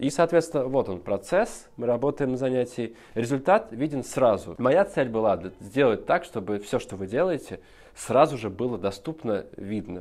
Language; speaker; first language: Russian; native; Russian